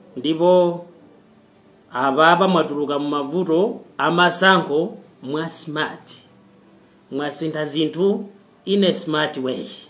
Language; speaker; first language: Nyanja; non-native, fluent; Kinyarwanda